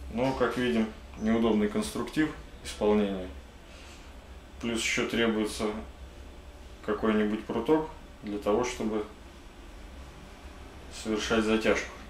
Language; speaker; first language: Russian; native; Russian